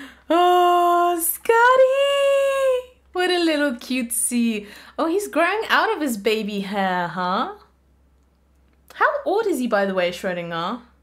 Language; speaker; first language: English; early bilingual, other home language; Turkish